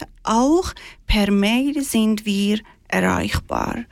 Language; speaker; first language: German; non-native, learner; Persian